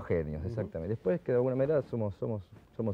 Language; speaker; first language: Spanish; native; Spanish